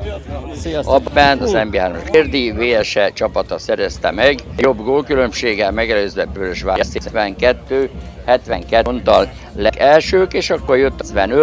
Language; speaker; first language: Hungarian; native; Hungarian